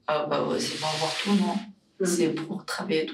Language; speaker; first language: French; non-native, learner; Chinese